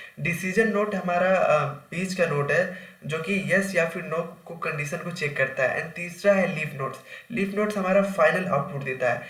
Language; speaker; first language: Hindi; native; Hindi